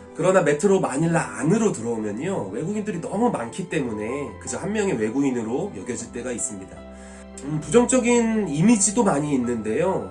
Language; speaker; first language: Korean; native; Korean